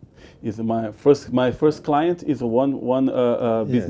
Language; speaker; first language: English; non-native, learner; Portuguese